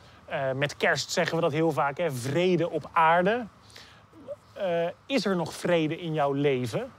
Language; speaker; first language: Dutch; native; Dutch